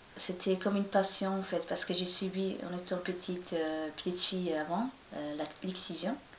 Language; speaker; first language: French; non-native, local second language; Somali